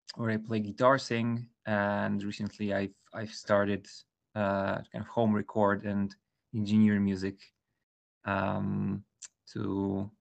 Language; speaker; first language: English; non-native, fluent; Polish